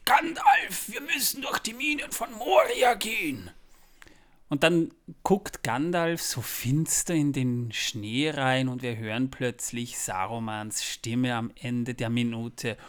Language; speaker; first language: German; native; German